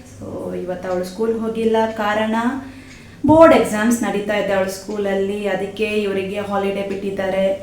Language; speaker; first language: Kannada; non-native, local second language; Konkani